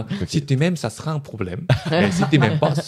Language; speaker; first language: French; non-native, learner; Korean